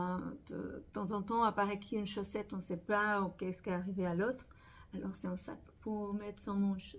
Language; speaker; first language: French; non-native, fluent; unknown